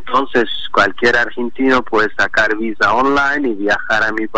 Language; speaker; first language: Spanish; non-native, learner; Azerbaijani